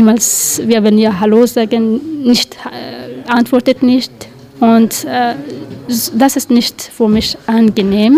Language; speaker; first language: German; non-native, learner; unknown